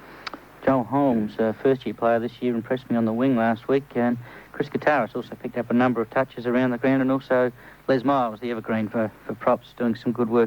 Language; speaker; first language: English; native; English